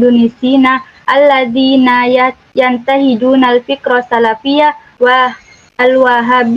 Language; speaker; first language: Arabic; non-native, learner; Indonesian